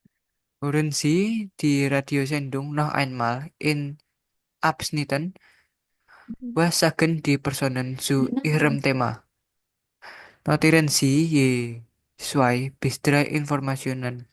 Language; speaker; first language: German; non-native, learner; Indonesian